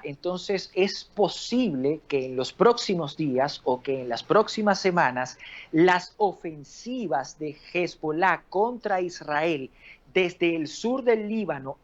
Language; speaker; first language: Spanish; native; Spanish